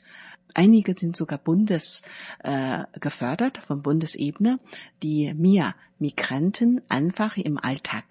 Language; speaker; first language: German; non-native, learner; Chinese